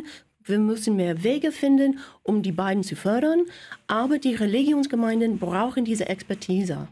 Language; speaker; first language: German; non-native, fluent; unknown